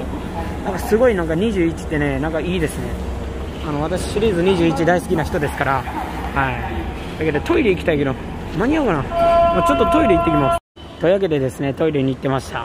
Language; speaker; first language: Japanese; native; Japanese